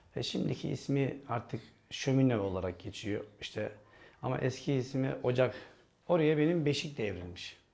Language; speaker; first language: Turkish; native; Turkish